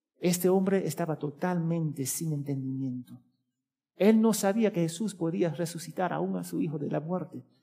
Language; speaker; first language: Spanish; early bilingual, heritage; Spanish